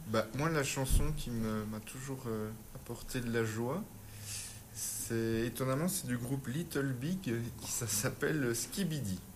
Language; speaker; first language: French; native; French